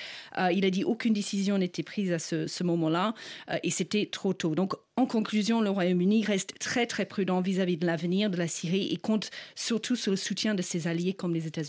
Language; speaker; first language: French; non-native, fluent; English